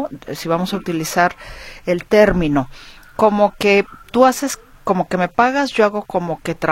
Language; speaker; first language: Spanish; native; Spanish